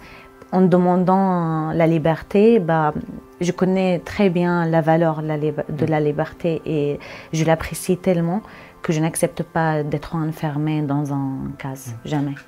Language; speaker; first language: French; non-native, fluent; Arabic